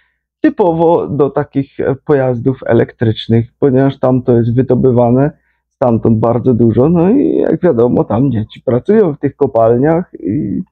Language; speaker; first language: Polish; native; Polish